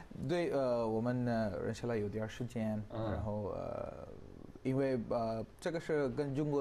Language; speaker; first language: Chinese; non-native, learner; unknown